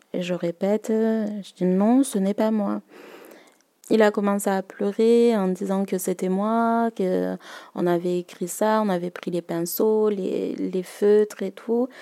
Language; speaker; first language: French; early bilingual, other home language; Malagasy